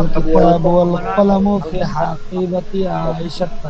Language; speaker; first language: Arabic; non-native, learner; Bangla